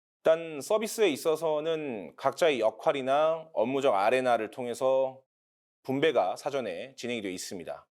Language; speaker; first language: Korean; native; Korean